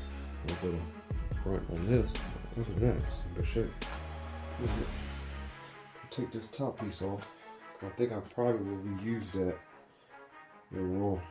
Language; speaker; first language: English; native; English